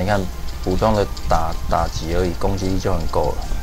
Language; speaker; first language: Chinese; native; Chinese